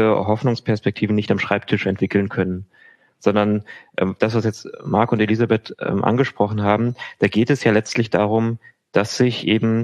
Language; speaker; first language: German; native; German